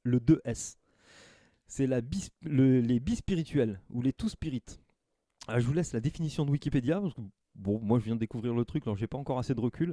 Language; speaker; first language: French; native; French